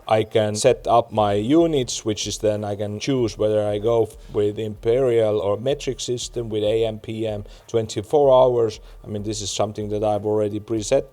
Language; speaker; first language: English; non-native, fluent; Estonian